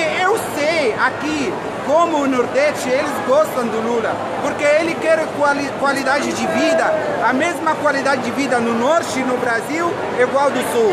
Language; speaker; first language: Portuguese; non-native, learner; Arabic